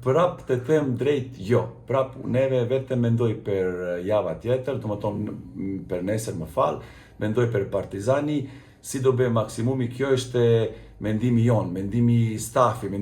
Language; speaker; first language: Albanian; non-native, learner; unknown